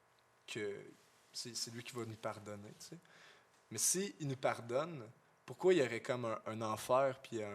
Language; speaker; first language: French; native; French